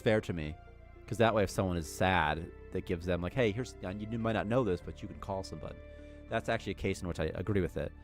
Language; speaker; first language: English; native; English